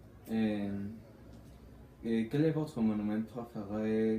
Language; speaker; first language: French; non-native, learner; Spanish